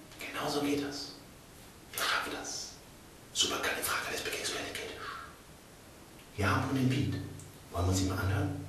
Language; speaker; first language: German; native; German